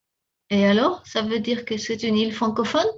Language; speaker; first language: French; non-native, fluent; Spanish